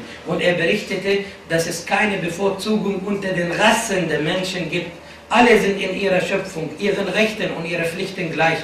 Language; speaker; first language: German; non-native, fluent; Arabic